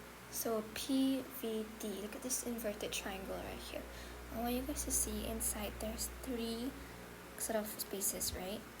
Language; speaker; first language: English; non-native, local second language; Malay